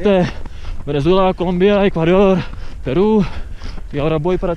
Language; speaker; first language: Spanish; non-native, learner; Czech